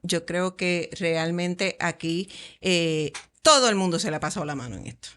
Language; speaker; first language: Spanish; native; Spanish